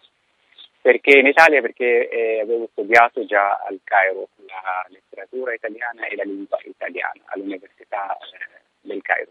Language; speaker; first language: Italian; non-native, fluent; Arabic